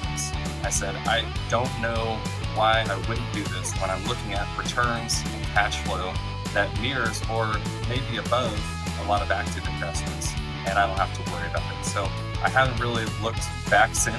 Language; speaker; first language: English; native; English